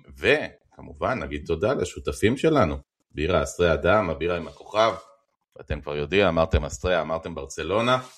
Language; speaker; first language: Hebrew; native; Hebrew